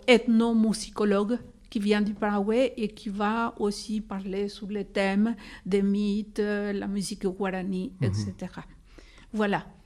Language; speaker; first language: French; non-native, fluent; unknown